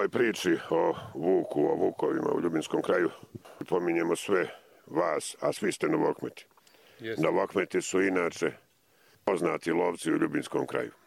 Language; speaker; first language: Croatian; native; Croatian